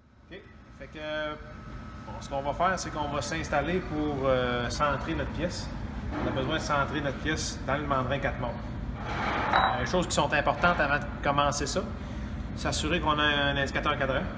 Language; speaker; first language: French; native; French